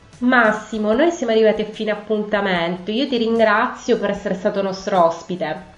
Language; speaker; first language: Italian; native; Italian